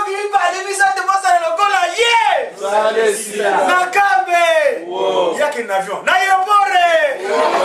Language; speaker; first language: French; non-native, local second language; Kongo